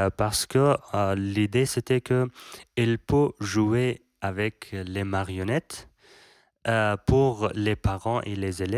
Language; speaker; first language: French; non-native, learner; Persian